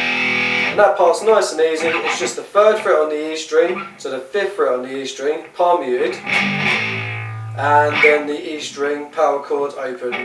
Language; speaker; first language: English; native; English